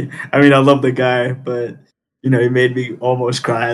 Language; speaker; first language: English; early bilingual, other home language; Spanish